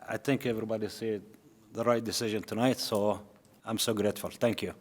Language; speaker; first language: English; non-native, learner; Arabic